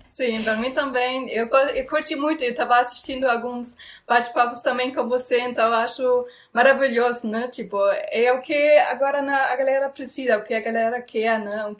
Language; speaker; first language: Portuguese; non-native, fluent; German